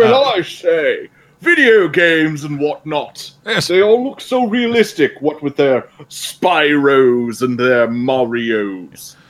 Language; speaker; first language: English; native; English